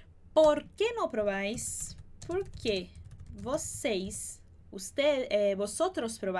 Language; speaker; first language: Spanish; non-native, fluent; Portuguese